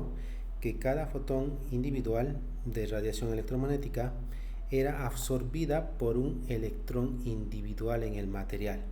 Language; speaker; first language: Spanish; native; Spanish